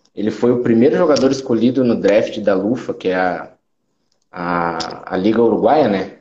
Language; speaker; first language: Portuguese; native; Portuguese